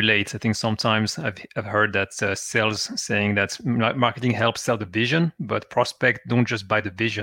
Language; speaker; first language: English; non-native, fluent; French